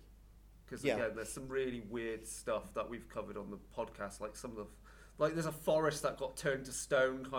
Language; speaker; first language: English; native; English